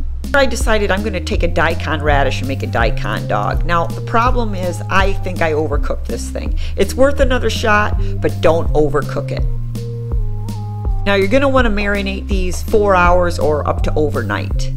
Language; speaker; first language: English; native; English